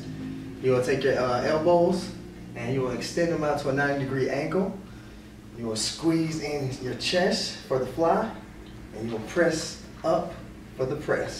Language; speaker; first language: English; native; English